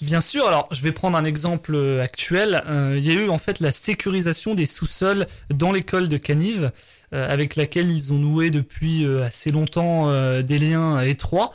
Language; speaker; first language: French; native; French